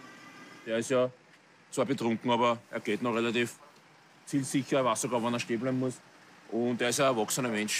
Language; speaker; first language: German; native; German